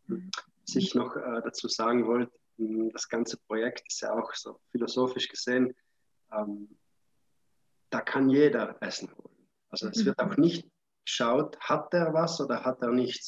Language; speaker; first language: German; native; German